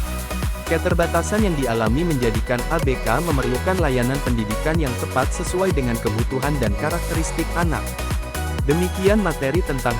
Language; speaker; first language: Indonesian; native; Indonesian